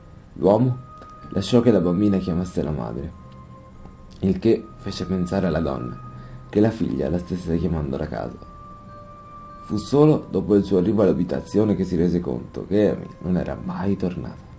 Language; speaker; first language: Italian; native; Italian